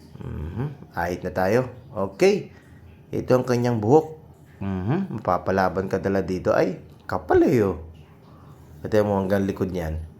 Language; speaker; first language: Filipino; native; Filipino